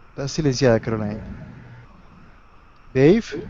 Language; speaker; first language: Spanish; native; Spanish